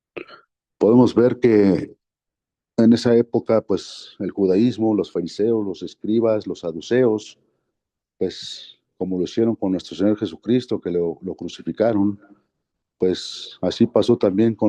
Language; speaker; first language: Spanish; native; Spanish